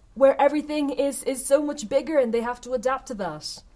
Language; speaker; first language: English; native; English